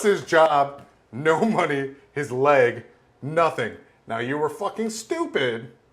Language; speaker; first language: English; native; English